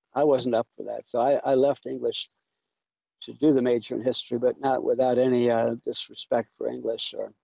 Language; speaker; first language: English; native; English